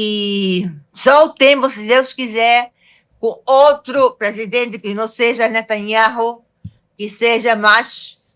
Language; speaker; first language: Portuguese; non-native, fluent; Arabic